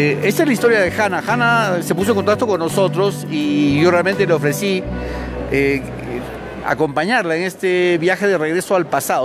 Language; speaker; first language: Spanish; native; Spanish